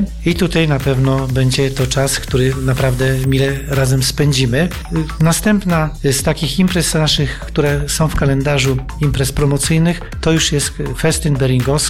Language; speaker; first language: Polish; native; Polish